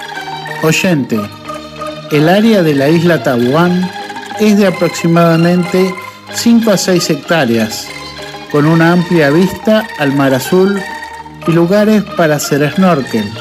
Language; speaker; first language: Spanish; non-native, fluent; Indonesian